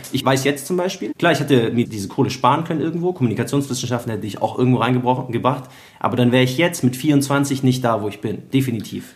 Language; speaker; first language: German; early bilingual, other home language; Arabic